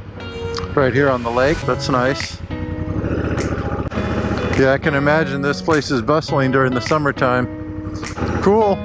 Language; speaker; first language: English; native; English